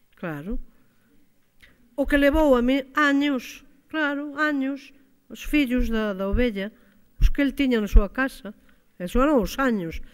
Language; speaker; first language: Galician; native; Galician